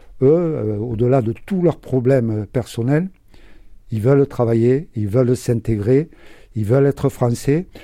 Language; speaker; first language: French; native; French